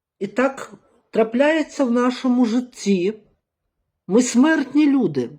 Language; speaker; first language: Ukrainian; native; Ukrainian